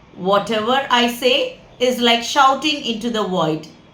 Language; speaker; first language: English; non-native, local second language; Tamil